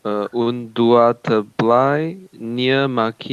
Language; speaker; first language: Albanian; non-native, learner; Chinese